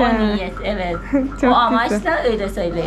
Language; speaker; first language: Turkish; non-native, fluent; Turkmen